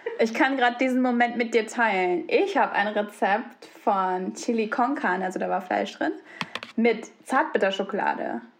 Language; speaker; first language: German; early bilingual, other home language; Turkish